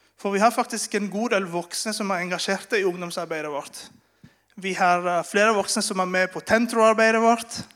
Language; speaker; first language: Norwegian; non-native, fluent; Spanish